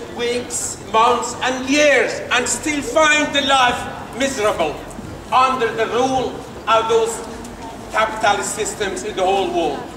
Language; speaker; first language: English; non-native, fluent; Persian